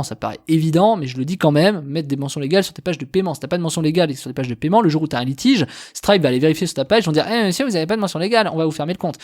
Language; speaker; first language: French; native; French